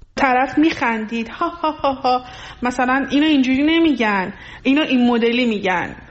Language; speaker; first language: Persian; non-native, local second language; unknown